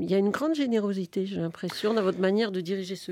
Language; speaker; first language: French; native; French